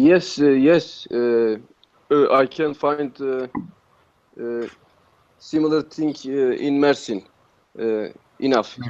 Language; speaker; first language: English; non-native, learner; Turkish